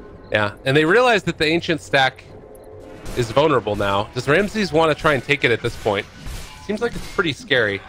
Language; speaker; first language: English; native; English